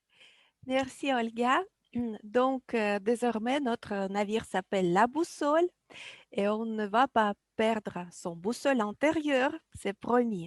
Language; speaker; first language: French; non-native, fluent; Russian